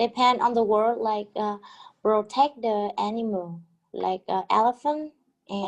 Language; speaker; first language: English; non-native, learner; Vietnamese